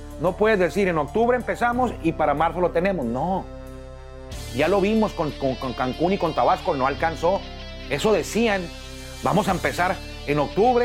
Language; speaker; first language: Spanish; native; Spanish